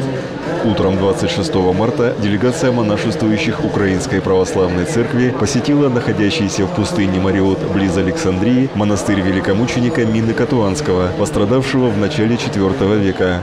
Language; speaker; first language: Russian; native; Russian